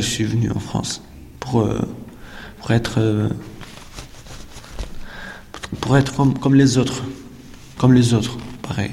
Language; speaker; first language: French; non-native, learner; Albanian